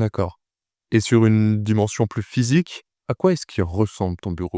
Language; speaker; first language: French; native; French